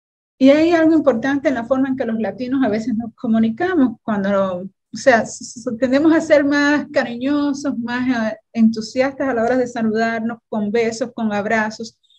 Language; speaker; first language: Spanish; native; Spanish